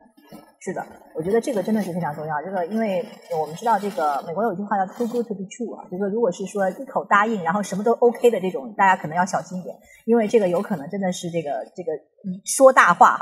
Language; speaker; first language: Chinese; native; Chinese